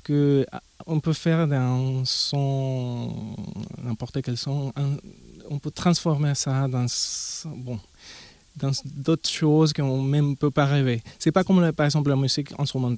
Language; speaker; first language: French; non-native, fluent; Spanish